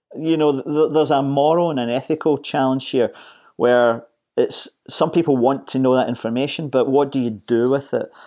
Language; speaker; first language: English; native; English